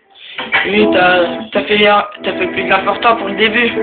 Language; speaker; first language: French; native; French